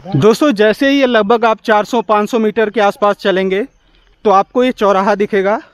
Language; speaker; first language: Hindi; native; Hindi